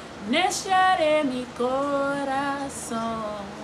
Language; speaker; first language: Spanish; early bilingual, heritage; Spanish